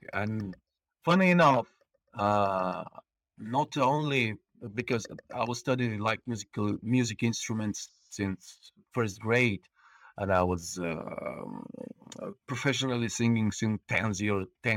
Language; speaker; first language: English; non-native, fluent; Bulgarian